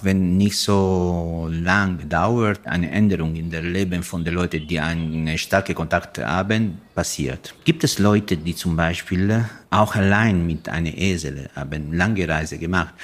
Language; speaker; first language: German; non-native, learner; Italian